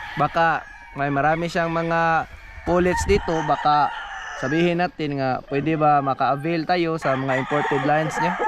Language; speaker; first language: Filipino; non-native, local second language; Cebuano